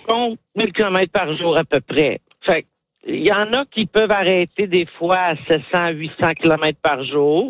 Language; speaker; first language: French; native; French